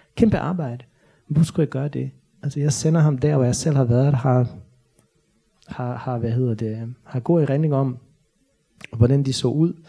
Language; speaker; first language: Danish; non-native, fluent; Bosnian